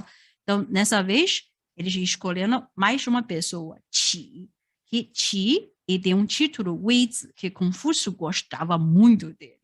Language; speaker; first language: Portuguese; non-native, fluent; Chinese